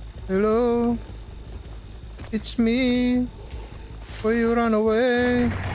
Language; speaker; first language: English; non-native, learner; Indonesian